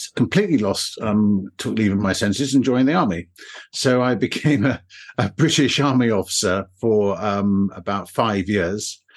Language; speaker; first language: English; native; English